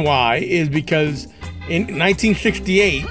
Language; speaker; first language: English; early bilingual, other home language; Spanish